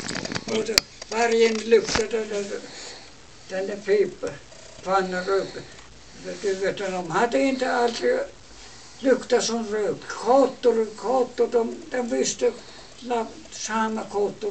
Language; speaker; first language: Swedish; non-native, local second language; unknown